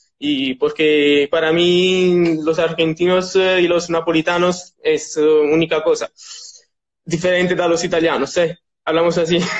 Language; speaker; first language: Spanish; non-native, learner; Italian